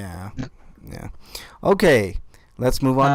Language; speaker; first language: English; native; English